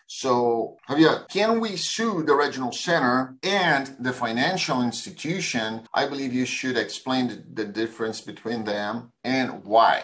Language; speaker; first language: English; non-native, fluent; Portuguese